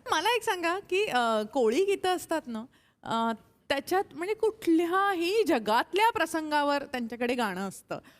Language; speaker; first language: Marathi; native; Marathi